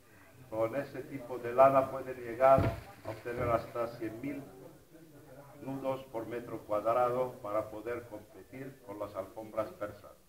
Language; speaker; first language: Spanish; non-native, fluent; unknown